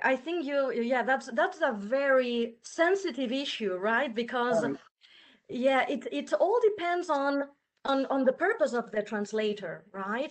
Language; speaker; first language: English; non-native, fluent; Catalan